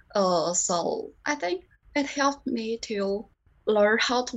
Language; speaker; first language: English; non-native, learner; Chinese